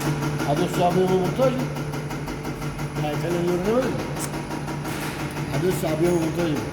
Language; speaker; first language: Italian; non-native, learner; Turkish